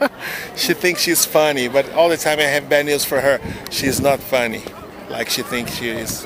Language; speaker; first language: English; non-native, learner; Portuguese